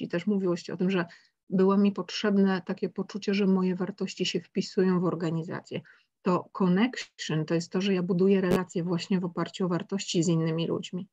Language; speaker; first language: Polish; native; Polish